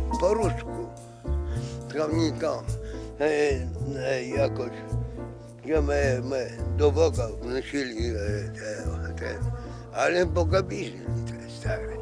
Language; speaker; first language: Polish; non-native, local second language; Ukrainian